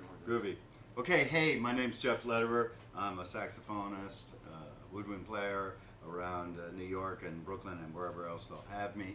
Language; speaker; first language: English; native; English